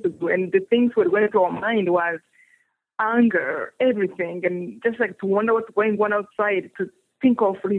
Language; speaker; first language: English; non-native, local second language; Kinyarwanda